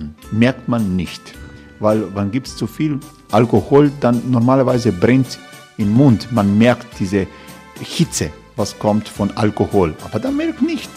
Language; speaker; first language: German; non-native, fluent; Croatian